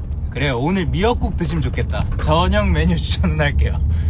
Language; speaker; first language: Korean; native; Korean